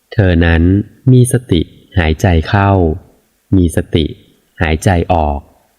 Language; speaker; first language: Thai; native; Thai